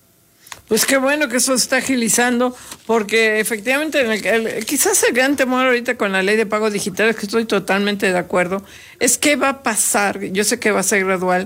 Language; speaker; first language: Spanish; native; Spanish